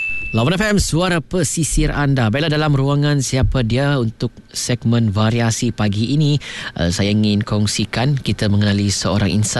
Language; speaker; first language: Malay; native; Malay